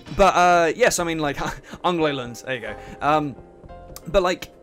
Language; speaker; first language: English; native; English